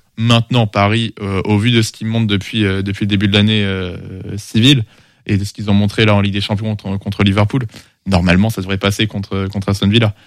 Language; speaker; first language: French; native; French